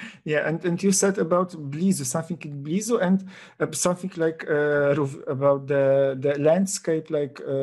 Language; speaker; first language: English; non-native, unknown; Polish